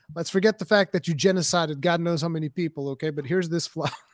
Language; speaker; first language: English; non-native, fluent; Portuguese